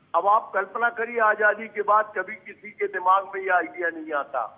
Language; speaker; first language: Hindi; native; Hindi